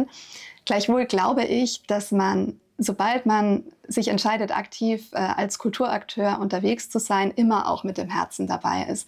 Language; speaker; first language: German; native; German